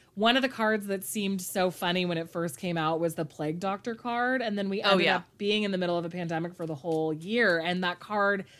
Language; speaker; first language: English; native; English